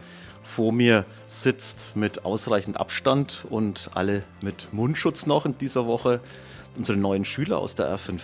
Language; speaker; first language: German; native; German